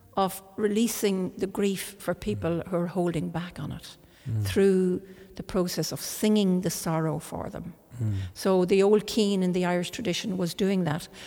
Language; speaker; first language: English; non-native, local second language; Irish